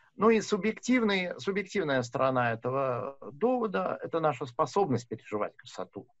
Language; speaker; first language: Russian; native; Russian